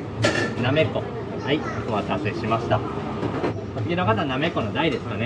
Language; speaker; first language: Japanese; native; Japanese